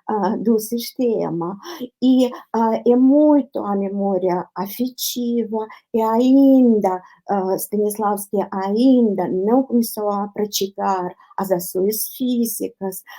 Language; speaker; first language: Portuguese; non-native, fluent; Russian